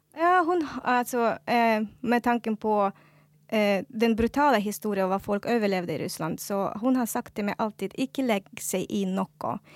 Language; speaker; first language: Norwegian; non-native, fluent; Russian